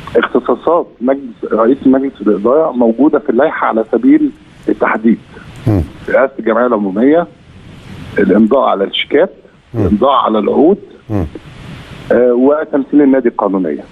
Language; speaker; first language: Arabic; native; Arabic